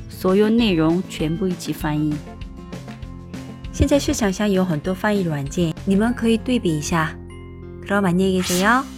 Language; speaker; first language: Chinese; non-native, learner; Korean